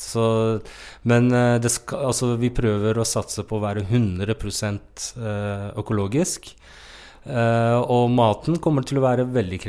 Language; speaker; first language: Norwegian; non-native, fluent; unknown